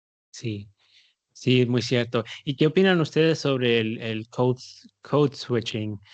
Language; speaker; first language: Spanish; early bilingual, heritage; Spanish